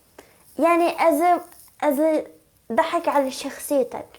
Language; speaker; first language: Arabic; non-native, learner; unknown